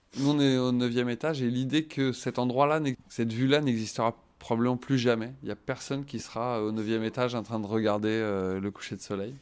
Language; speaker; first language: French; native; French